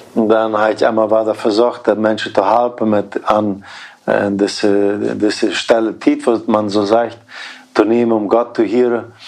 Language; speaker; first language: German; early bilingual, heritage; Plautdietsch